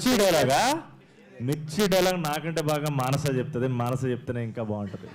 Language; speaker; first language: Telugu; native; Telugu